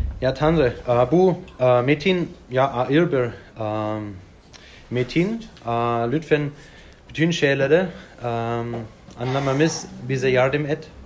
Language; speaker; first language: Turkish; non-native, learner; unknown